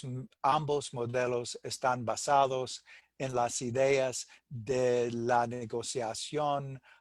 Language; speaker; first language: Spanish; non-native, fluent; English